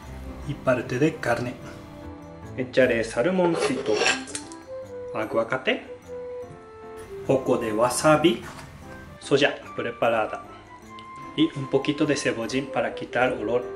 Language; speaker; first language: Spanish; non-native, fluent; Japanese